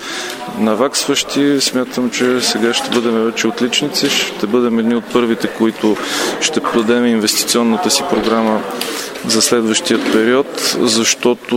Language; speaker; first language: Bulgarian; native; Bulgarian